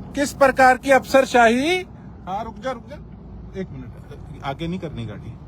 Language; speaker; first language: Hindi; non-native, local second language; Punjabi